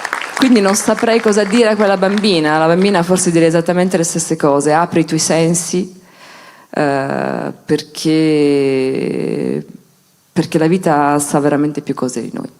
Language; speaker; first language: Italian; native; Italian